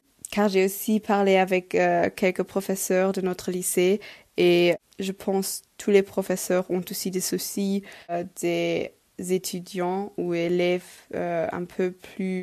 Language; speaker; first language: French; non-native, local second language; Luxembourgish